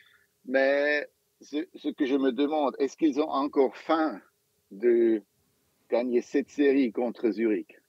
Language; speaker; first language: French; non-native, local second language; German